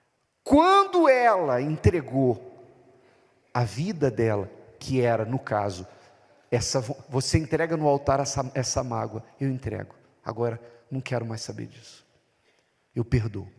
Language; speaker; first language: Portuguese; native; Portuguese